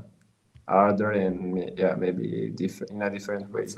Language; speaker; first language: English; non-native, learner; Italian